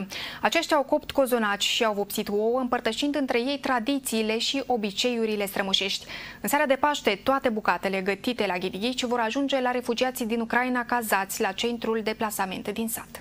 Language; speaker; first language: Romanian; native; Romanian